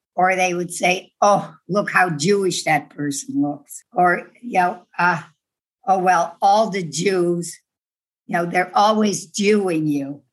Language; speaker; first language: English; non-native, fluent; Dutch